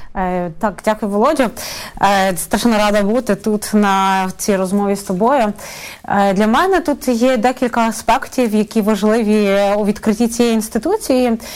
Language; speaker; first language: Ukrainian; native; Ukrainian